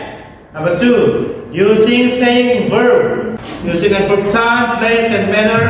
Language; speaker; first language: English; non-native, fluent; Indonesian